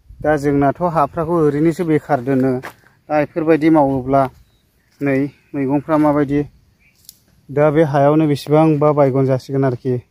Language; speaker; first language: Bodo; native; Bodo